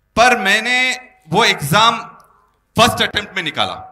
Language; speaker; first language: Hindi; native; Hindi